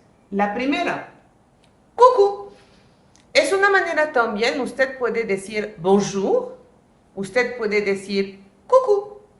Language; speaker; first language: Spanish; non-native, fluent; French